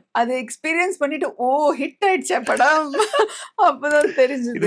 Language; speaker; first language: Tamil; non-native, local second language; English